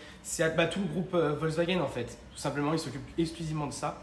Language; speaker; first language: French; native; French